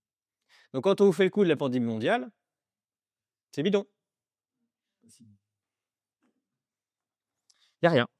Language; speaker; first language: French; native; French